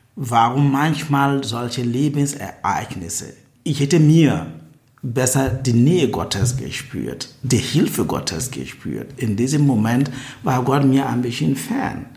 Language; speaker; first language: German; non-native, fluent; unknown